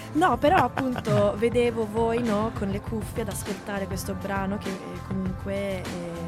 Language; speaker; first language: Italian; native; Italian